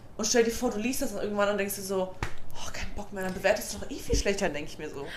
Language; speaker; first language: German; early bilingual, other home language; Bosnian